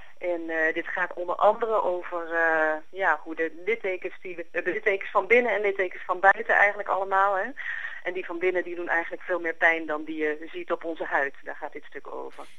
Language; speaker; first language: Dutch; native; Dutch